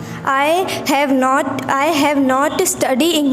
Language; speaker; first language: English; non-native, learner; Hindi